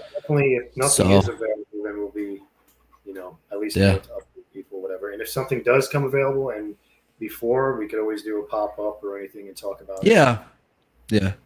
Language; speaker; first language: English; native; English